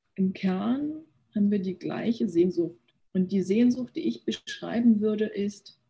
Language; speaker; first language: German; early bilingual, other home language; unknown